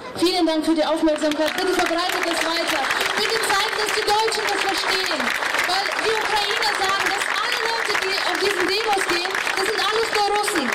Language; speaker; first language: German; non-native, fluent; Ukrainian